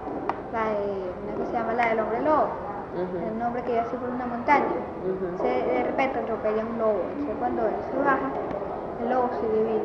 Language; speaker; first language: Spanish; native; Spanish